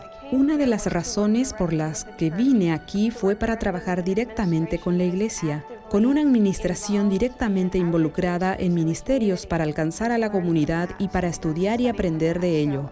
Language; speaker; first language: Spanish; non-native, fluent; English